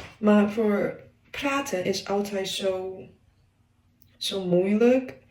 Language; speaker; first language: Dutch; non-native, learner; Chinese